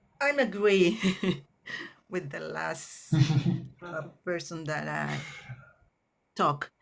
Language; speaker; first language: English; non-native, learner; Spanish